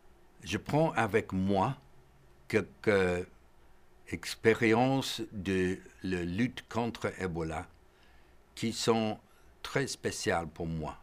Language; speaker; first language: French; non-native, fluent; English